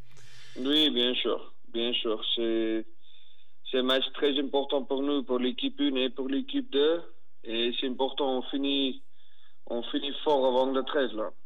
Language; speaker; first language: French; non-native, fluent; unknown